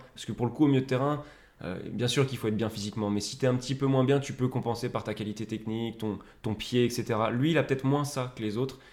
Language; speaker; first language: French; native; French